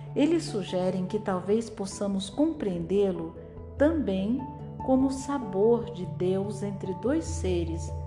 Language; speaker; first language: Portuguese; non-native, fluent; French